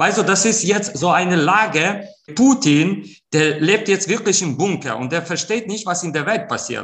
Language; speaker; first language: German; non-native, fluent; Ukrainian